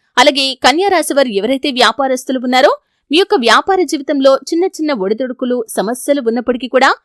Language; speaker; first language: Telugu; native; Telugu